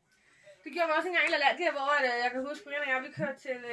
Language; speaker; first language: Danish; native; Danish